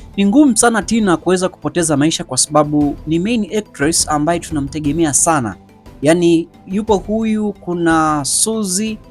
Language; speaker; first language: Swahili; native; Swahili